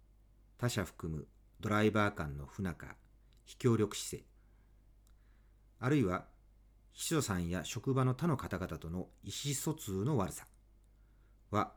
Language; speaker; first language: Japanese; native; Japanese